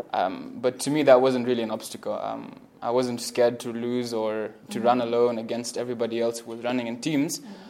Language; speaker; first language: English; non-native, local second language; Swahili